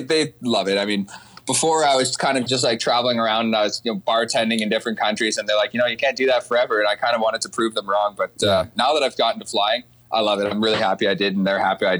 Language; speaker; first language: English; native; English